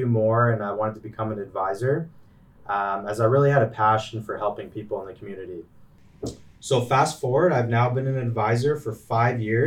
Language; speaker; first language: English; native; English